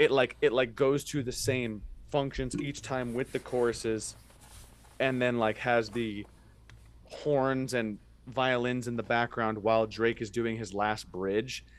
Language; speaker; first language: English; native; English